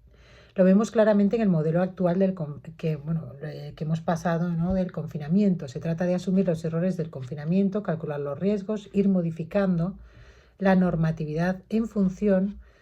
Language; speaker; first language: Spanish; native; Spanish